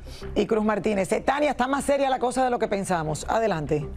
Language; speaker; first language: Spanish; native; Spanish